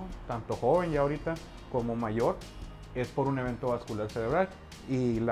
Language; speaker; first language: Spanish; native; Spanish